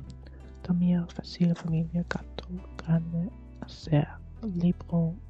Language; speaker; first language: Spanish; non-native, learner; German